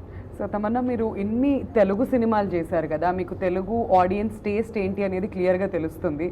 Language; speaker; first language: Telugu; native; Telugu